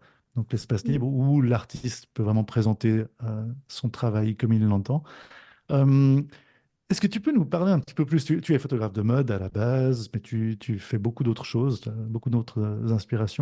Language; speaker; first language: French; native; French